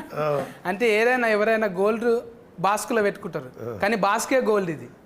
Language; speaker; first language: Telugu; native; Telugu